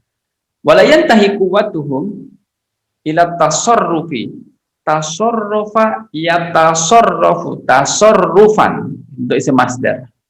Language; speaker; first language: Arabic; non-native, fluent; Indonesian